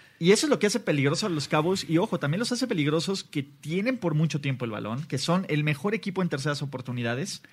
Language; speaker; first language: Spanish; native; Spanish